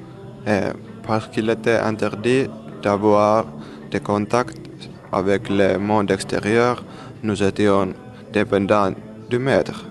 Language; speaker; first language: French; non-native, learner; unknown